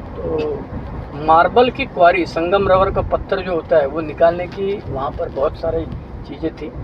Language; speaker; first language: Hindi; non-native, local second language; Marathi